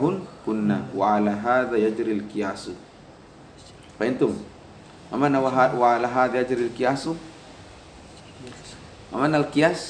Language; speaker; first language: Arabic; non-native, fluent; Indonesian